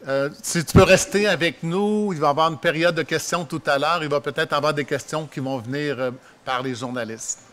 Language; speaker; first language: French; native; French